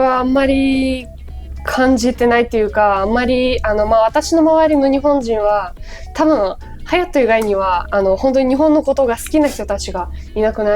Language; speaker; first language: Japanese; non-native, fluent; Ukrainian